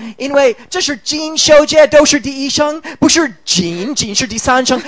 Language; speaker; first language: Chinese; non-native, fluent; English